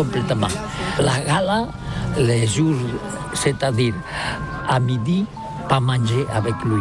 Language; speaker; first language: French; non-native, learner; Catalan